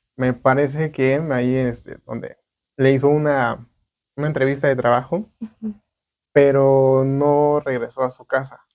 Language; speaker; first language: Spanish; native; Spanish